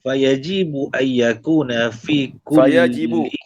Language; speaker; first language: Arabic; non-native, learner; Malay